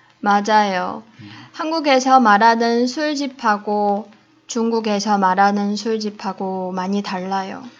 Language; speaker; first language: Korean; non-native, fluent; Chinese